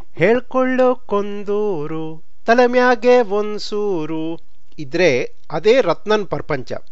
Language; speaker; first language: Kannada; native; Kannada